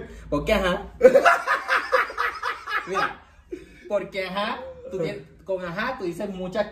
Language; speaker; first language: Spanish; native; Spanish